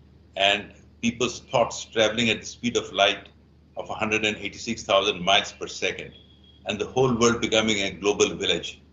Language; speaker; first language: English; non-native, fluent; Bangla